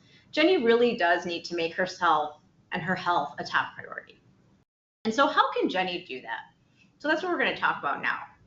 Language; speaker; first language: English; native; English